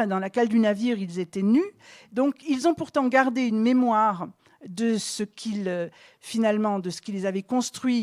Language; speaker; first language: French; native; French